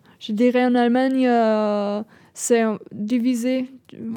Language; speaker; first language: French; non-native, fluent; German